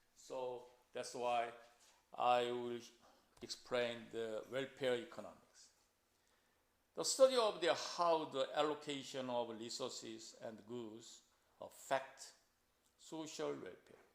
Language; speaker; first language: English; non-native, fluent; Korean